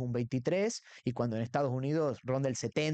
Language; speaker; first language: Spanish; native; Spanish